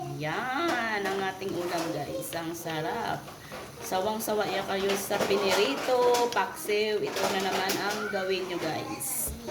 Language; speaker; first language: Filipino; non-native, local second language; Hiligaynon